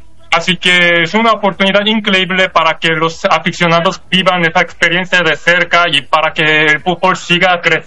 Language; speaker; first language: Spanish; non-native, fluent; Korean